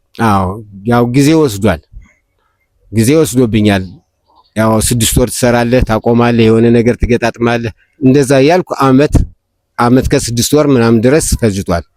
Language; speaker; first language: Amharic; native; Amharic